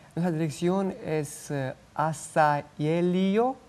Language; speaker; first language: Spanish; non-native, fluent; Romanian